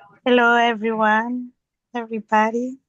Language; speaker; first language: English; non-native, learner; Malagasy